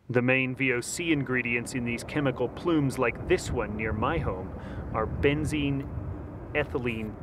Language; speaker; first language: English; native; English